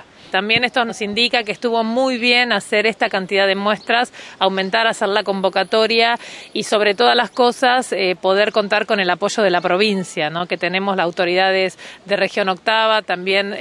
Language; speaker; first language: Spanish; native; Spanish